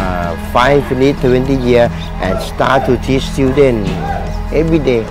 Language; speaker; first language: English; non-native, learner; Thai